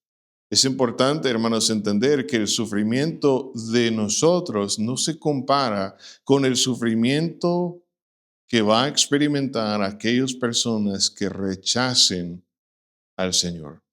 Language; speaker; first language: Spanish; non-native, fluent; English